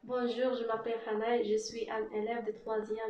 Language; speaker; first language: French; non-native, learner; Spanish